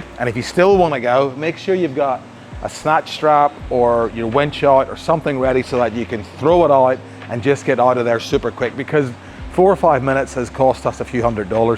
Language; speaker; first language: English; native; English